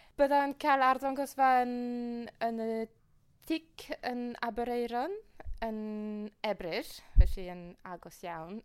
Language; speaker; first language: Welsh; non-native, fluent; French